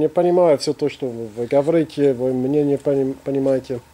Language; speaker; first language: Russian; non-native, fluent; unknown